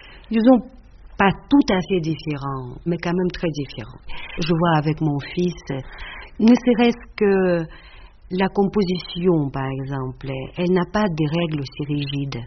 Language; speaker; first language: French; non-native, fluent; Russian